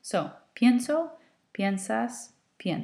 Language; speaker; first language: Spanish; non-native, fluent; English